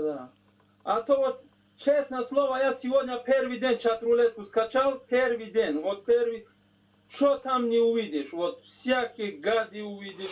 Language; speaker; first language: Russian; non-native, learner; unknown